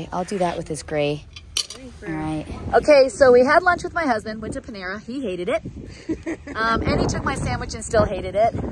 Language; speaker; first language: English; native; English